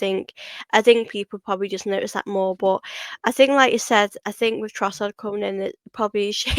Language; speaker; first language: English; native; English